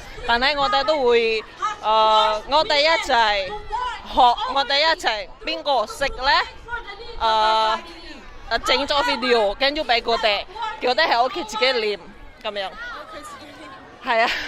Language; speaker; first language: Cantonese; non-native, fluent; Indonesian